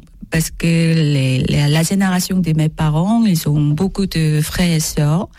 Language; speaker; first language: French; non-native, learner; Korean